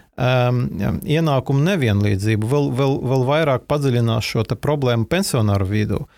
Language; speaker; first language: Latvian; non-native, local second language; Russian